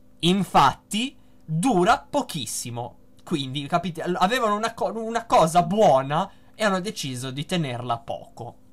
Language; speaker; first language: Italian; native; Italian